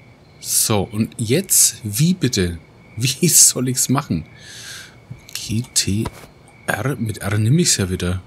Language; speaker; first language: German; native; German